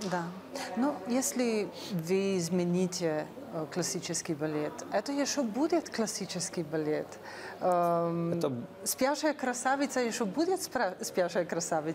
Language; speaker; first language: Russian; non-native, fluent; Slovenian